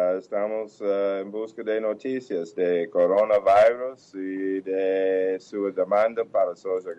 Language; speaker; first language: Portuguese; non-native, fluent; English